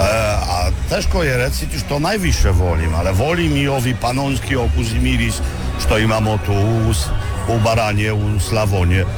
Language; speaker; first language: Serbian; non-native, learner; Polish